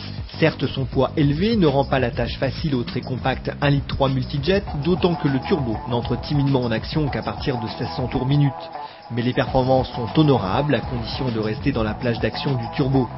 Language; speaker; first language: French; native; French